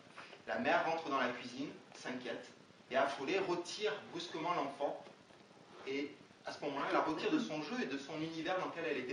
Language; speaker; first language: French; native; French